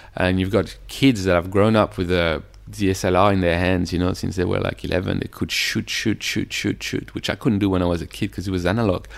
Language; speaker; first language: English; non-native, fluent; French